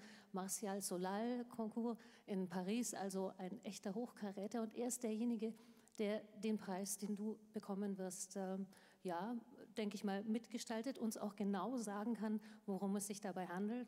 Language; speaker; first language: German; native; German